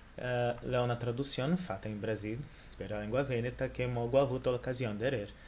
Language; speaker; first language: Italian; non-native, learner; Portuguese